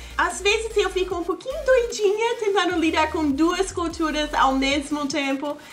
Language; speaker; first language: Portuguese; non-native, fluent; English